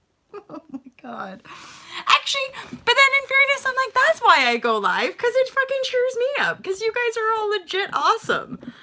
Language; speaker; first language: English; native; English